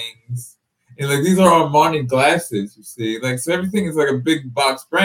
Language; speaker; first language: English; native; English